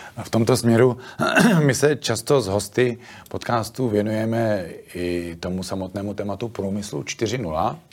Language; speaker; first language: Czech; native; Czech